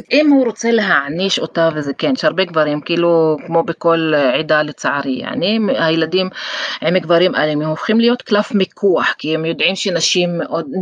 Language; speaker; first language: Hebrew; non-native, local second language; Arabic